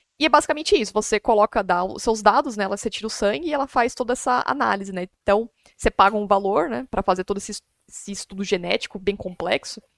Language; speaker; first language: Portuguese; native; Portuguese